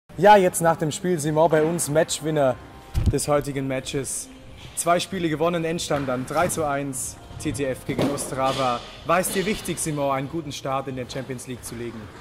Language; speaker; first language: German; native; German